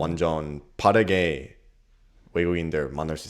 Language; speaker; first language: Korean; non-native, learner; English